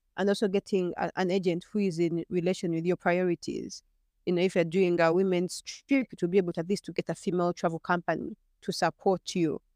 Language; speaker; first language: English; non-native, local second language; Ganda